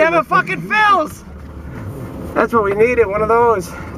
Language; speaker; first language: English; native; English